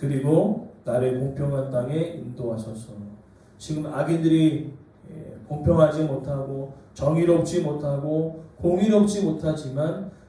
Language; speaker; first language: Korean; native; Korean